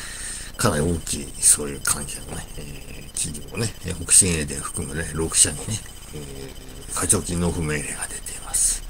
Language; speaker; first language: Japanese; native; Japanese